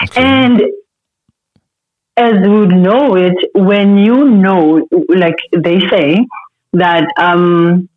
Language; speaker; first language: English; non-native, local second language; Xhosa